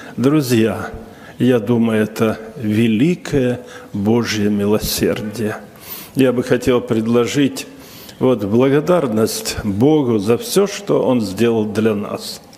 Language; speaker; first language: Russian; native; Russian